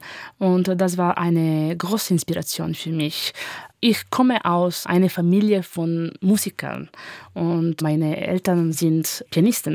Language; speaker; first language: German; non-native, learner; Italian